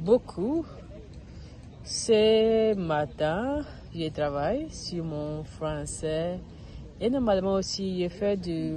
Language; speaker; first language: French; non-native, learner; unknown